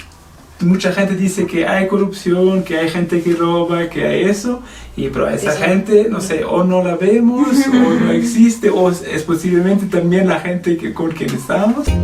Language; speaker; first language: Spanish; non-native, fluent; Portuguese